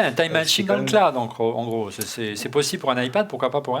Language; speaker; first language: French; native; French